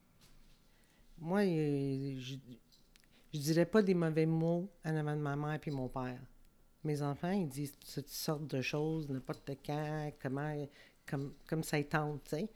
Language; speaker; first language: French; native; French